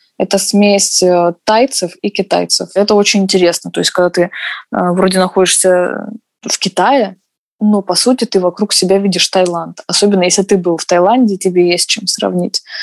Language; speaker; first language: Russian; native; Russian